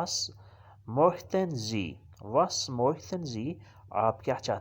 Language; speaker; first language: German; non-native, learner; Urdu